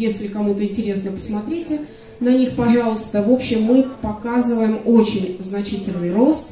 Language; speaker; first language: Russian; native; Russian